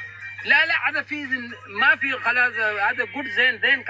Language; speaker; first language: Arabic; non-native, learner; Urdu